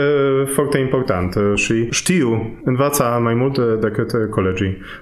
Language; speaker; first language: Romanian; non-native, fluent; Polish